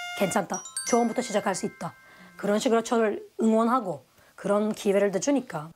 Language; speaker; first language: Korean; non-native, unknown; Turkish